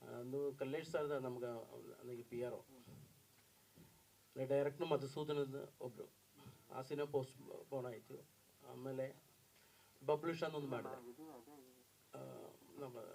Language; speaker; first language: Kannada; non-native, learner; Malayalam